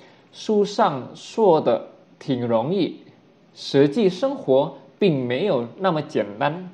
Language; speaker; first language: Chinese; non-native, fluent; Indonesian